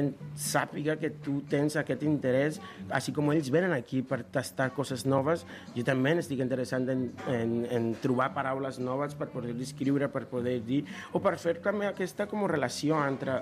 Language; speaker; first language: Catalan; non-native, fluent; Spanish